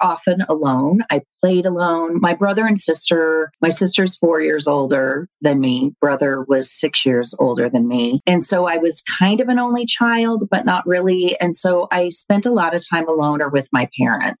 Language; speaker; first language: English; native; English